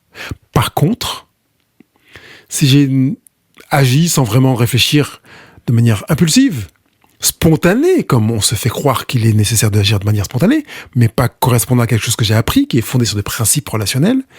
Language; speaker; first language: French; native; French